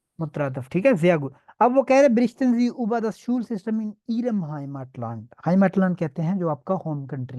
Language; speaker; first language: German; non-native, fluent; Urdu